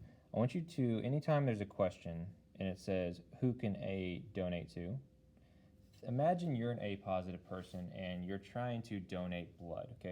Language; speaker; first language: English; native; English